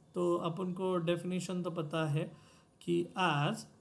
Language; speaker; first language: Hindi; non-native, local second language; Marathi